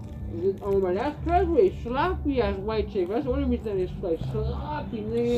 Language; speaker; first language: English; early bilingual, other home language; Spanish